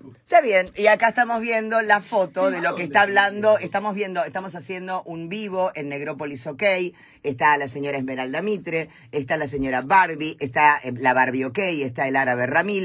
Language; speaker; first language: Spanish; native; Spanish